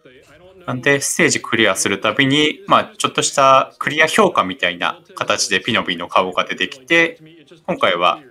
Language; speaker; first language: Japanese; native; Japanese